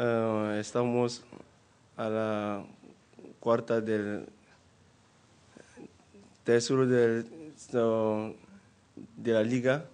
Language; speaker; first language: Spanish; non-native, learner; French